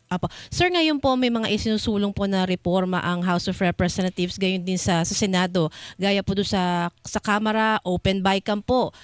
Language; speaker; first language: Filipino; native; Filipino